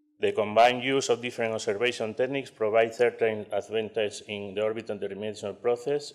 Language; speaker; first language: English; non-native, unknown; Spanish